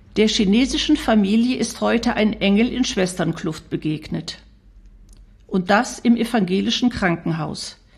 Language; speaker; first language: German; native; German